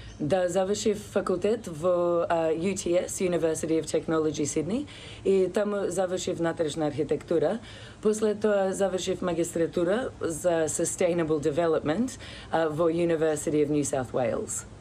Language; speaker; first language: Macedonian; early bilingual, other home language; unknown